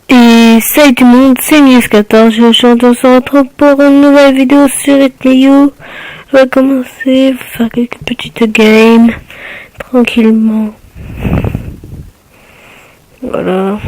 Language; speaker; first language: French; native; French